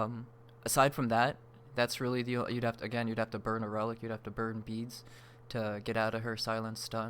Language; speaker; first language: English; native; English